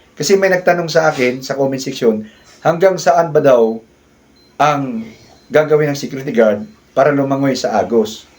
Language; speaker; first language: Filipino; non-native, local second language; Cebuano